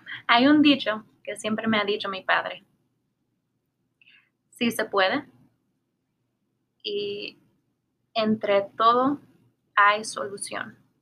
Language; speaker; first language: Spanish; early bilingual, heritage; Spanish